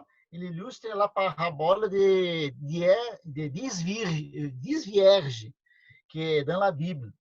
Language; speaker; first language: French; non-native, learner; Portuguese